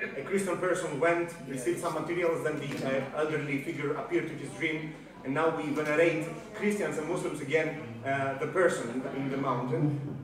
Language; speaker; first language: English; non-native, fluent; Greek